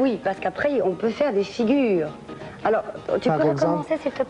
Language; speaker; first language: French; native; French